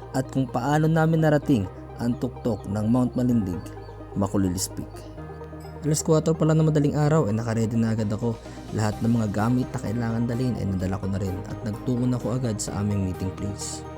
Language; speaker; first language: Filipino; native; Filipino